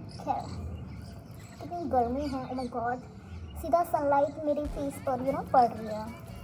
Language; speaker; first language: Hindi; native; Hindi